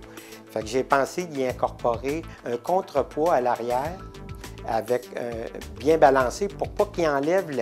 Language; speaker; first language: French; native; French